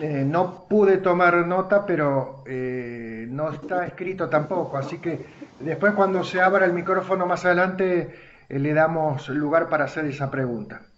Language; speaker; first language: Spanish; native; Spanish